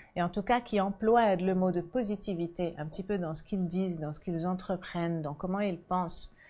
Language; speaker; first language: French; non-native, local second language; Arabic